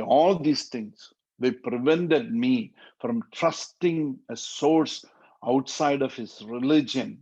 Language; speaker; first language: English; non-native, local second language; Malayalam